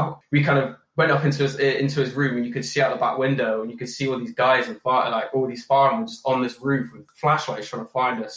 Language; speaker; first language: English; native; English